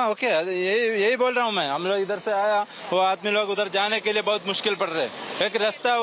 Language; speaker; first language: Hindi; non-native, local second language; Malayalam